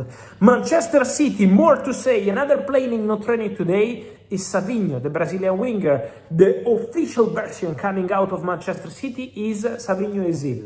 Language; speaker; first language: English; non-native, fluent; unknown